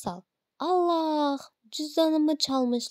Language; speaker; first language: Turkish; non-native, fluent; Kazakh